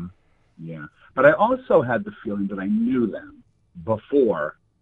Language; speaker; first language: English; native; English